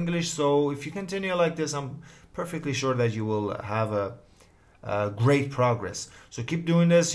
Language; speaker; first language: English; non-native, fluent; Persian